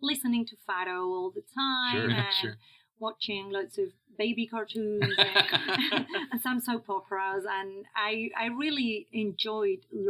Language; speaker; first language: English; non-native, fluent; Spanish